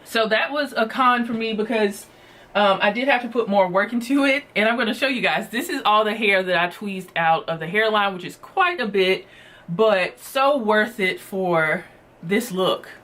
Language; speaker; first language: English; native; English